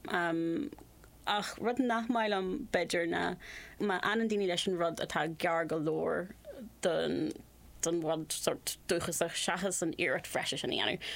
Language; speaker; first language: Irish; non-native, local second language; English